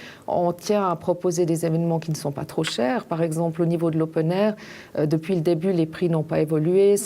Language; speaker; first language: French; native; French